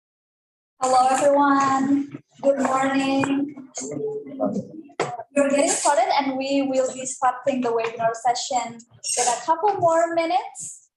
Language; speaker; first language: English; non-native, fluent; Indonesian